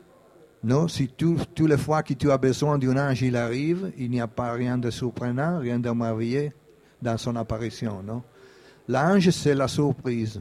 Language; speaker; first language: French; non-native, fluent; Italian